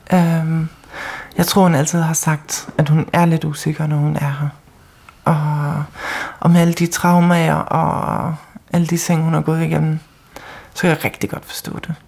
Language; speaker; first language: Danish; non-native, local second language; Faroese